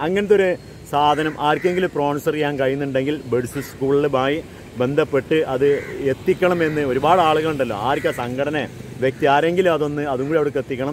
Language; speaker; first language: Malayalam; native; Malayalam